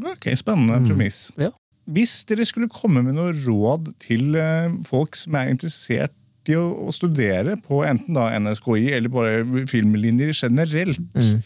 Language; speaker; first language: Norwegian; native; Norwegian